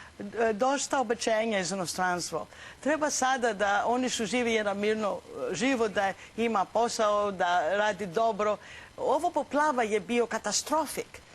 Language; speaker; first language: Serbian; non-native, learner; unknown